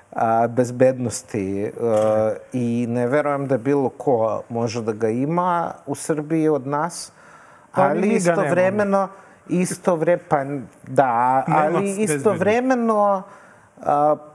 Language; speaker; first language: Serbian; non-native, fluent; Russian